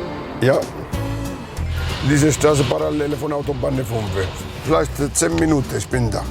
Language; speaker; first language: German; non-native, learner; Italian